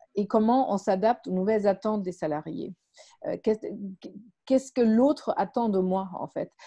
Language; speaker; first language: French; non-native, fluent; German